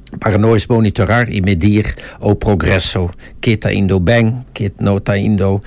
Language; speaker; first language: Portuguese; non-native, fluent; Dutch